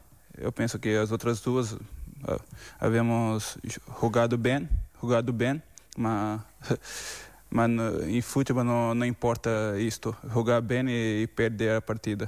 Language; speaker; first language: Spanish; non-native, learner; Portuguese